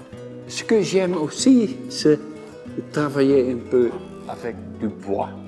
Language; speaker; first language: French; non-native, fluent; Dutch